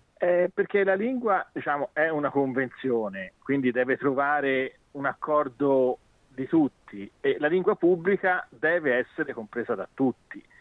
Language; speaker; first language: Italian; native; Italian